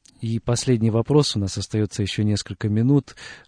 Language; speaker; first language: Russian; native; Russian